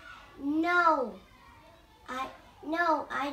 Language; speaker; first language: English; non-native, learner; Vietnamese